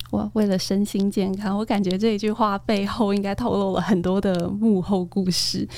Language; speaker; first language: Chinese; native; Chinese